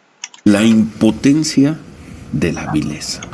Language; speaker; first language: Spanish; native; Spanish